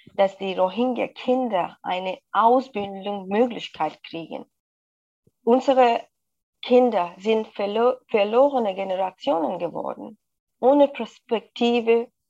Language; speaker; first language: German; non-native, fluent; Rohingya